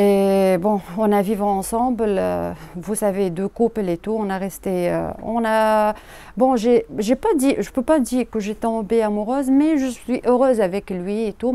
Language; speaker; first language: French; non-native, learner; Arabic